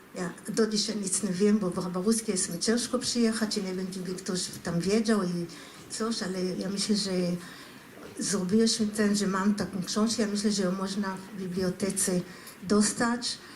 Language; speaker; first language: Polish; non-native, fluent; Hebrew